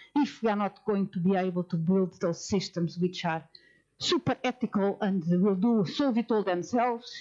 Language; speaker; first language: English; non-native, fluent; Portuguese